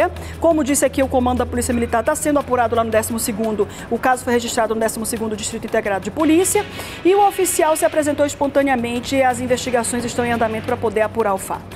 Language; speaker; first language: Portuguese; native; Portuguese